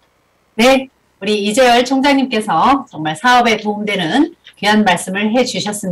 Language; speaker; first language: Korean; native; Korean